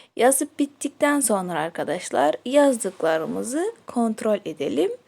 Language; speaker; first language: Turkish; non-native, fluent; Kyrgyz